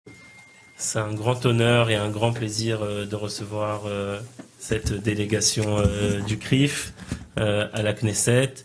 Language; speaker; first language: French; native; French